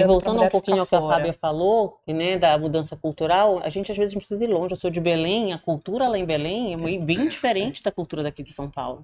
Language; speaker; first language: Portuguese; native; Portuguese